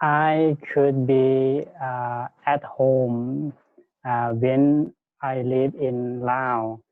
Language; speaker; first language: English; non-native, learner; Lao